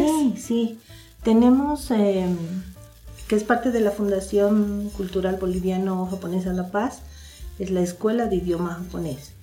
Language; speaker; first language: Spanish; native; Spanish